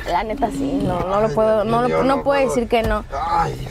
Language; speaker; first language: Spanish; native; Spanish